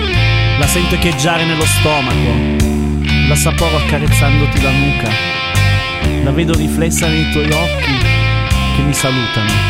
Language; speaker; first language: Italian; native; Italian